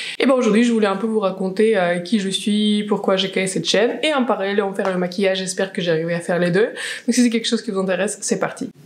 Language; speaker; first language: French; non-native, fluent; Russian